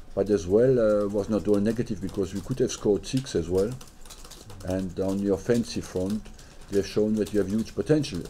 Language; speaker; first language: English; non-native, fluent; French